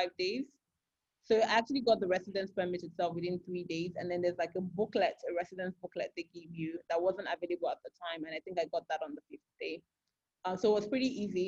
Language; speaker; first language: English; non-native, local second language; Yoruba